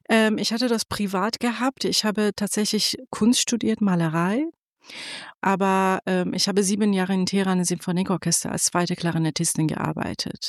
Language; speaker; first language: German; non-native, fluent; Persian